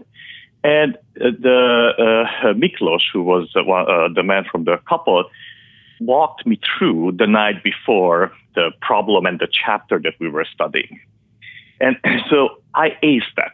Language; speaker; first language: English; non-native, fluent; Hungarian